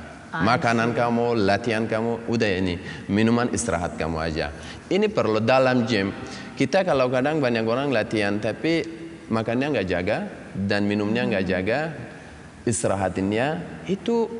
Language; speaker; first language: Indonesian; non-native, learner; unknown